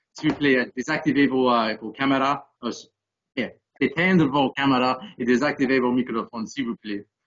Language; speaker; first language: French; non-native, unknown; English